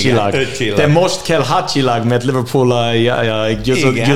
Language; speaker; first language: Hungarian; non-native, learner; English